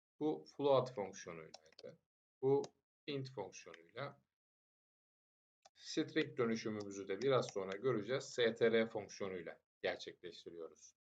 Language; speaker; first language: Turkish; native; Turkish